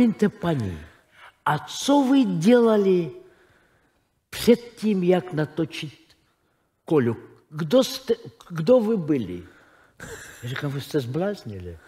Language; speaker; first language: Czech; non-native, fluent; Russian